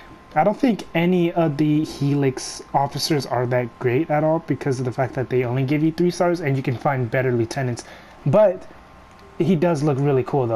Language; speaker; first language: English; native; English